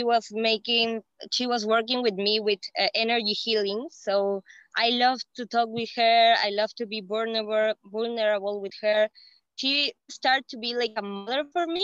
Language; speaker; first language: English; non-native, fluent; Spanish